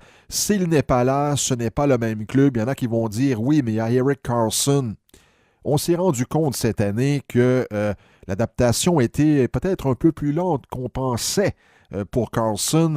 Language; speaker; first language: French; native; French